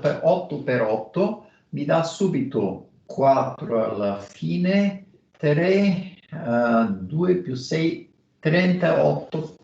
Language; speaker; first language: Italian; non-native, fluent; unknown